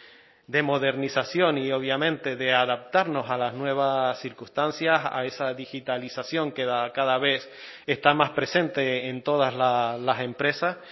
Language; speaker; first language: Spanish; native; Spanish